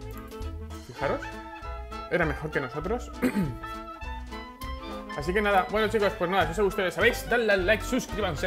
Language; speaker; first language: Spanish; native; Spanish